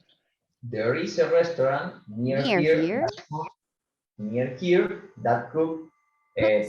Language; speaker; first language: English; non-native, learner; Spanish